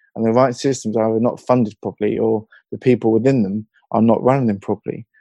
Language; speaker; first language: English; native; English